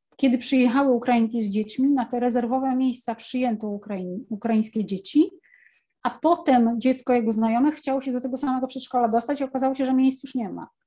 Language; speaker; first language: Polish; native; Polish